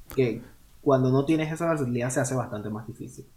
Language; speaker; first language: Spanish; native; Spanish